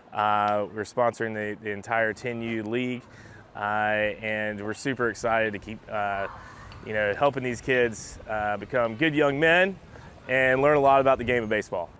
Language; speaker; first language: English; native; English